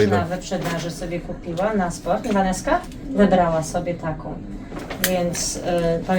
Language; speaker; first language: Polish; native; Polish